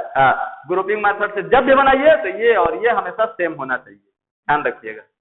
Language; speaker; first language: Hindi; native; Hindi